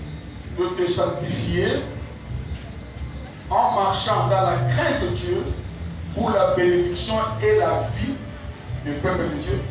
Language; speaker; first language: French; non-native, local second language; Lingala